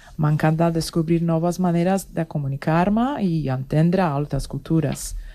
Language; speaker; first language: Spanish; non-native, fluent; Portuguese